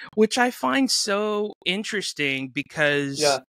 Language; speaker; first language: English; native; English